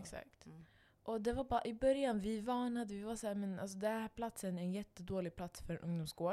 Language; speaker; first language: Swedish; non-native, local second language; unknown